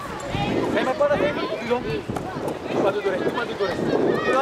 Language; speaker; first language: Dutch; native; Dutch